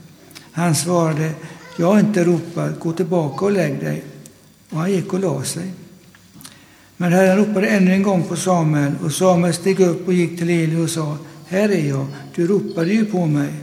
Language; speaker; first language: Swedish; native; Swedish